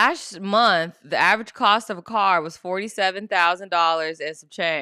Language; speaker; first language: English; native; English